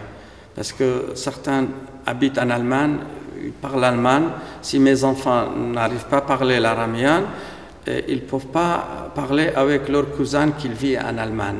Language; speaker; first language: French; non-native, fluent; Aramaic